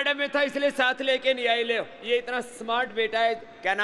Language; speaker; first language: Hindi; native; Hindi